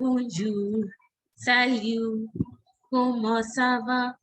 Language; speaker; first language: French; non-native, fluent; Hindi